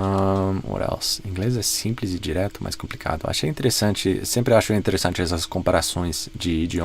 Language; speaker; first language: Portuguese; non-native, fluent; English